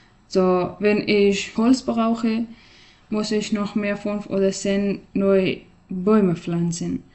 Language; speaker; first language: German; non-native, learner; Persian